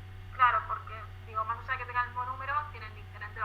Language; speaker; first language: Spanish; native; Spanish